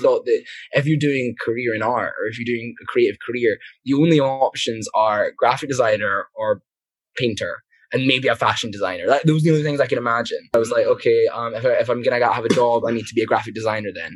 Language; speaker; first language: English; native; English